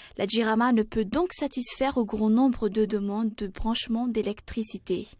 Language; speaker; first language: French; non-native, local second language; Malagasy